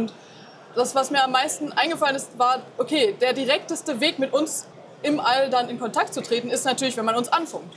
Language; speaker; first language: German; native; German